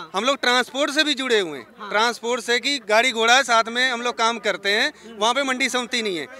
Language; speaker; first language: Hindi; native; Hindi